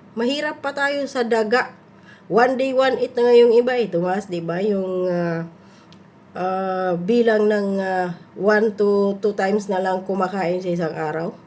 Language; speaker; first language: Filipino; native; Filipino